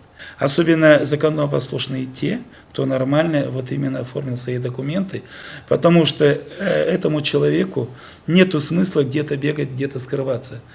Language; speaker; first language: Russian; native; Russian